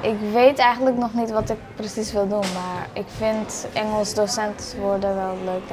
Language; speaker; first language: Dutch; non-native, local second language; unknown